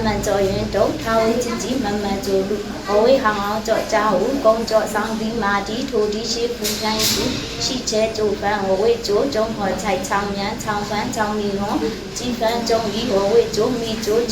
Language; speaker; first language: Chinese; non-native, learner; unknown